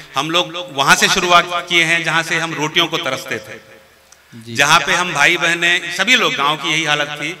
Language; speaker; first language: Urdu; native; Urdu